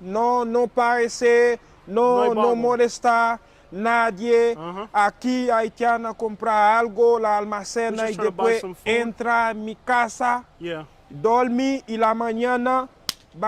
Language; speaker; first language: Spanish; non-native, learner; Haitian Creole